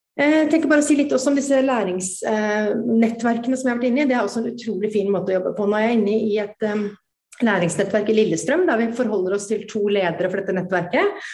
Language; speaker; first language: Norwegian; native; Norwegian